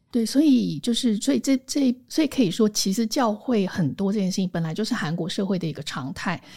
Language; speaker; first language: Chinese; native; Chinese